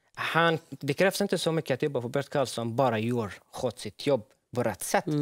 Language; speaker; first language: Swedish; non-native, fluent; Arabic